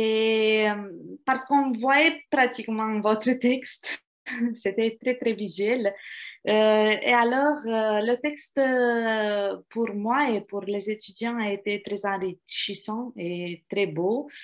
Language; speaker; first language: French; non-native, fluent; Romanian